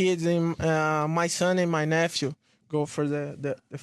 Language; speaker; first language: English; non-native, learner; Portuguese